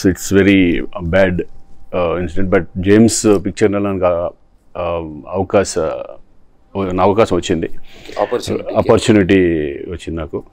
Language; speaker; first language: Tamil; non-native, local second language; Telugu